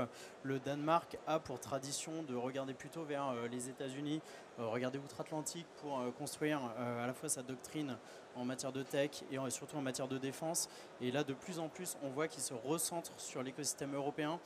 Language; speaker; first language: French; native; French